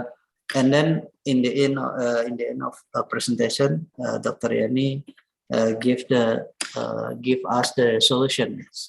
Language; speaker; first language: English; non-native, learner; Indonesian